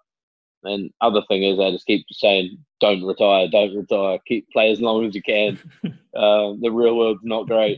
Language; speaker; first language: English; native; English